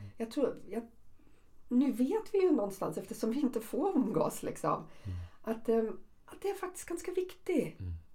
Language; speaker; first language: Swedish; early bilingual, other home language; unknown